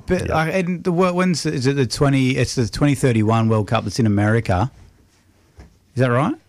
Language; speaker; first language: English; native; English